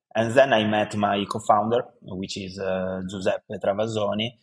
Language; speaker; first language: English; non-native, fluent; Italian